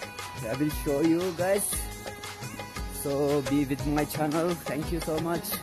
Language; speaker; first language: English; non-native, local second language; Ladakhi